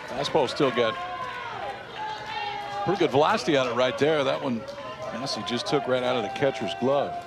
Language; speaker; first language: English; native; English